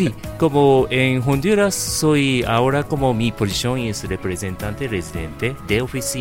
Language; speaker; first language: Spanish; non-native, learner; Japanese